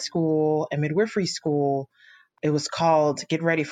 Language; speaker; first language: English; native; English